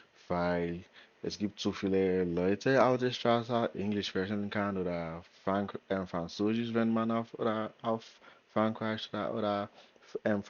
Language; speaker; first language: German; non-native, learner; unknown